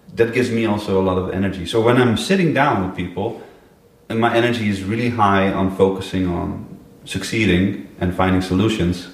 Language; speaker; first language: English; non-native, fluent; Dutch